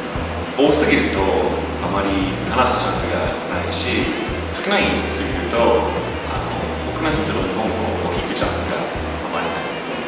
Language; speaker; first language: Japanese; non-native, fluent; English